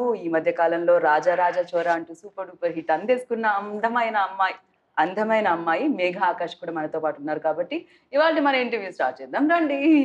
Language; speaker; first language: Telugu; native; Telugu